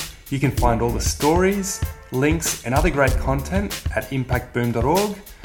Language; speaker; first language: English; native; English